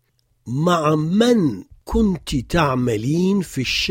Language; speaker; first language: Arabic; non-native, fluent; French